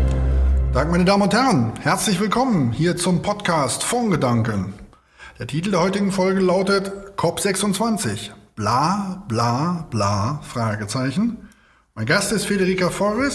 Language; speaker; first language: German; native; German